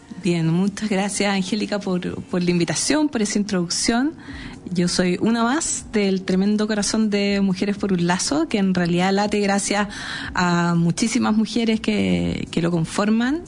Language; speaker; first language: Spanish; native; Spanish